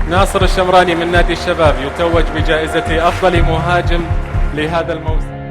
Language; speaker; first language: Arabic; native; Arabic